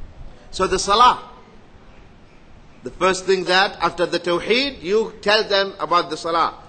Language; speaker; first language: English; non-native, fluent; Arabic